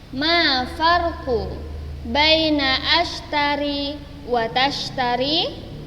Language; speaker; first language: Arabic; non-native, fluent; Indonesian